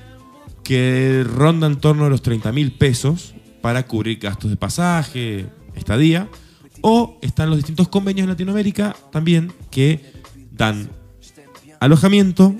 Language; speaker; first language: Spanish; native; Spanish